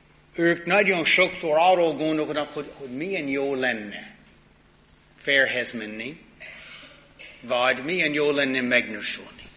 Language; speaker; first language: Hungarian; non-native, learner; English